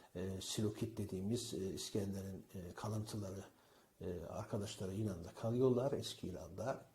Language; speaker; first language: Turkish; non-native, fluent; Persian